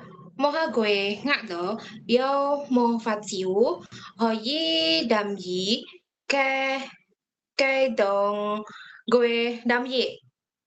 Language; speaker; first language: Cantonese; non-native, learner; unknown